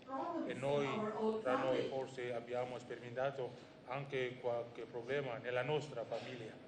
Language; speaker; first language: Italian; non-native, fluent; Indonesian